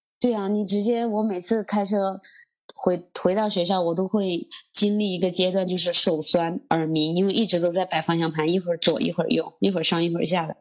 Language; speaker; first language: Chinese; native; Chinese